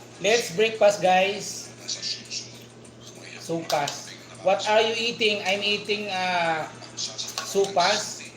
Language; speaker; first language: English; non-native, local second language; Filipino